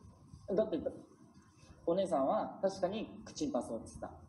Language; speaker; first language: Japanese; native; Japanese